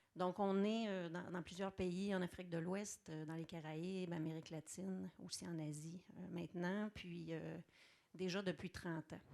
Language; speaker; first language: French; native; French